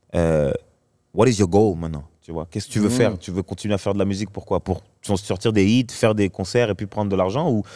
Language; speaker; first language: French; native; French